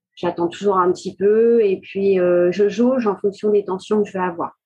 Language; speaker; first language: French; native; French